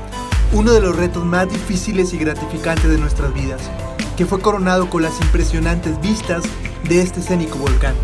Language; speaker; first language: Spanish; native; Spanish